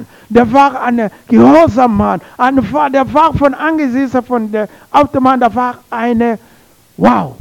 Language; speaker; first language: German; non-native, learner; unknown